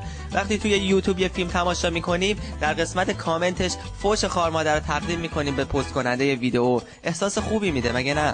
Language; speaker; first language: Persian; native; Persian